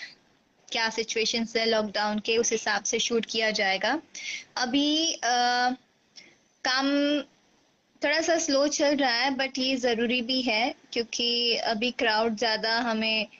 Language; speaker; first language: Hindi; native; Hindi